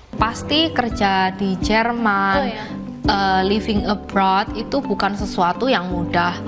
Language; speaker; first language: Indonesian; native; Indonesian